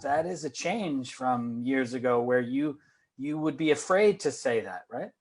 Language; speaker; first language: English; native; English